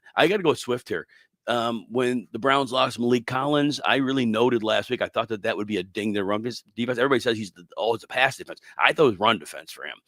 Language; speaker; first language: English; native; English